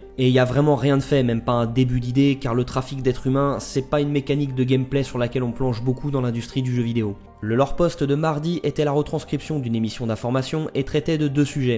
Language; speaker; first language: French; native; French